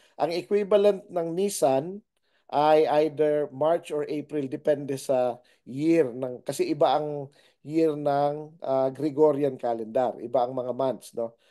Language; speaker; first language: Filipino; native; Filipino